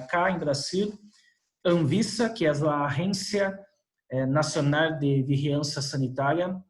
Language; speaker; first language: Spanish; non-native, fluent; Portuguese